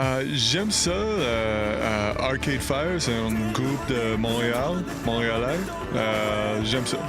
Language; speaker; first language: French; non-native, learner; English